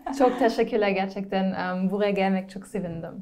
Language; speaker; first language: Turkish; non-native, learner; German